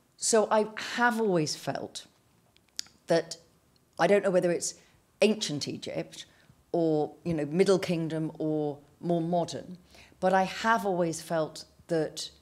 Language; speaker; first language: English; native; English